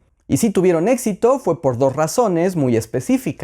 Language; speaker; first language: Spanish; native; Spanish